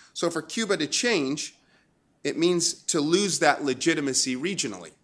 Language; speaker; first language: English; non-native, fluent; Spanish